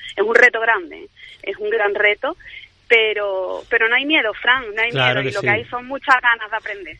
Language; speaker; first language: Spanish; native; Spanish